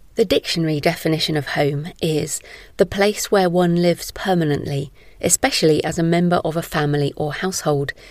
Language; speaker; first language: English; native; English